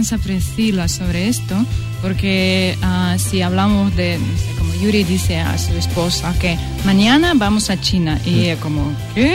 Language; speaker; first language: Spanish; non-native, learner; Russian